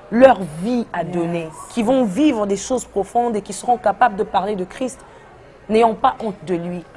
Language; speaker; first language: French; non-native, local second language; Lingala